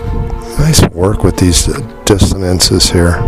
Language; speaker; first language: English; native; English